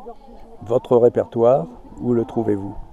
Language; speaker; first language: French; native; French